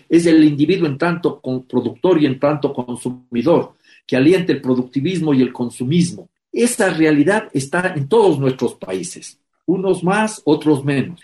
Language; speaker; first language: Spanish; native; Spanish